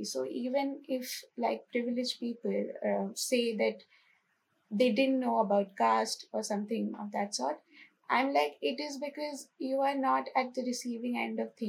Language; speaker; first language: English; non-native, local second language; Hindi